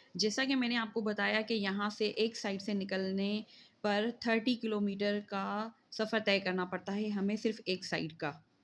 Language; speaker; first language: Urdu; non-native, local second language; Sindhi